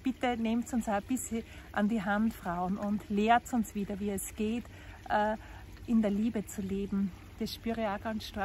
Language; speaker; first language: German; native; German